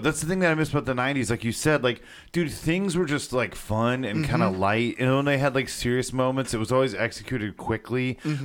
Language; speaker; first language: English; native; English